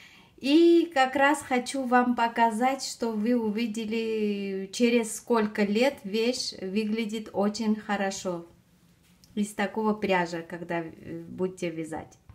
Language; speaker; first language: Russian; non-native, fluent; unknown